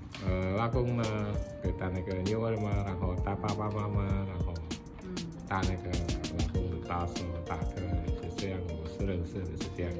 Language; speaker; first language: Chinese; non-native, fluent; Indonesian